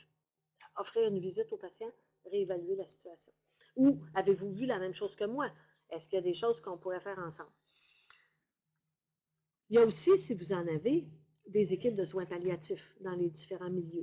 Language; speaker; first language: French; native; French